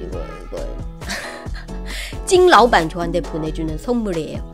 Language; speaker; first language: Korean; non-native, fluent; Chinese